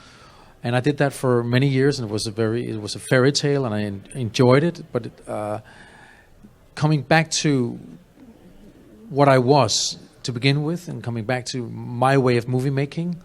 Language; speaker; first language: English; non-native, fluent; Danish